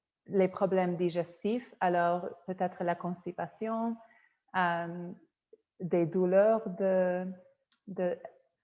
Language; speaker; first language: French; non-native, fluent; Polish